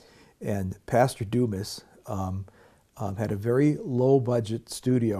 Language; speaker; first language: English; native; English